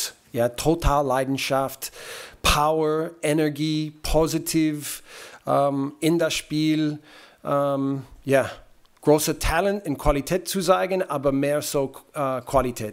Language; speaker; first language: German; non-native, fluent; English